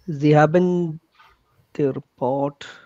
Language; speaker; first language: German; non-native, learner; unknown